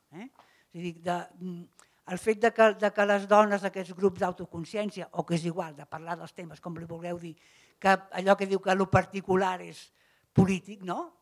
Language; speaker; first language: Catalan; native; Catalan